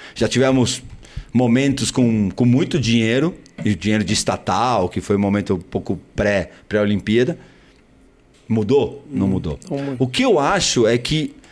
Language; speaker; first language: Portuguese; early bilingual, other home language; Spanish